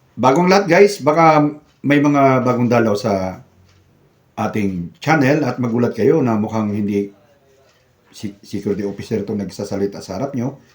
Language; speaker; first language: Filipino; non-native, local second language; Cebuano